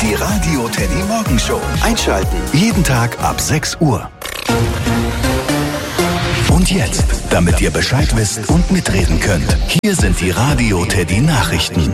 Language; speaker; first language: German; native; German